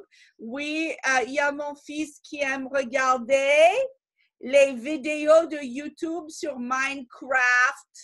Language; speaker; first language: French; non-native, fluent; English